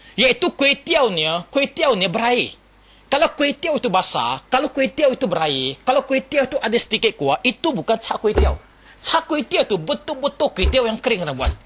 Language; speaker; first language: Malay; non-native, local second language; Chinese